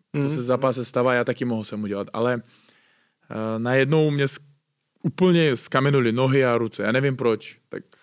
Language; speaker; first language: Czech; non-native, fluent; Uzbek